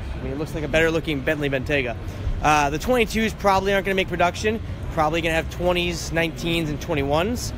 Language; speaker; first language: English; native; English